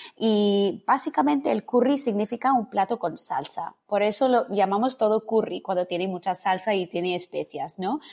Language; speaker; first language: Spanish; non-native, fluent; English